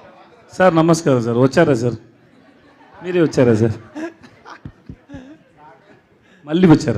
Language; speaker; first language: Telugu; non-native, learner; Tamil